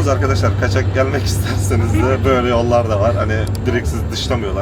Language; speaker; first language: Turkish; native; Turkish